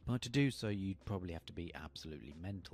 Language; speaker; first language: English; native; English